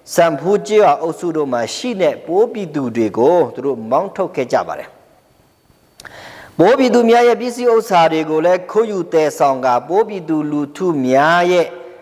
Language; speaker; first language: Burmese; non-native, local second language; Pa'o Karen